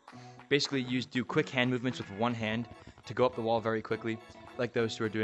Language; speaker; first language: English; native; English